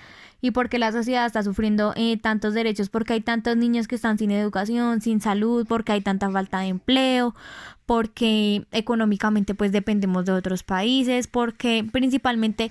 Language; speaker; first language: Spanish; native; Spanish